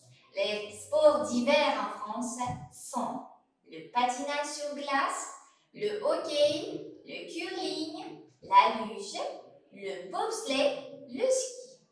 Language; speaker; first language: French; non-native, fluent; Uzbek